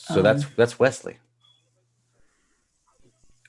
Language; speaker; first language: English; native; English